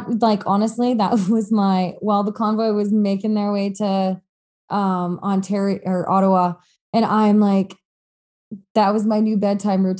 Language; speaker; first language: English; native; English